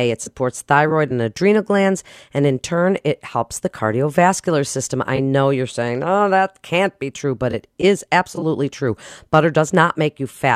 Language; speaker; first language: English; native; English